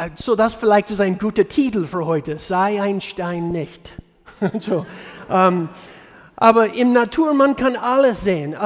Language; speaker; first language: German; non-native, fluent; English